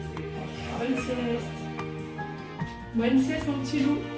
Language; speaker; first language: French; native; French